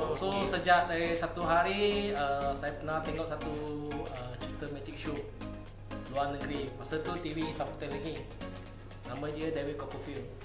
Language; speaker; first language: Malay; non-native, local second language; Chinese